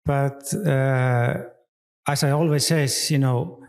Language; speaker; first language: English; non-native, fluent; Icelandic